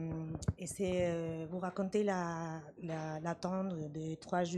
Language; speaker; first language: French; non-native, learner; Spanish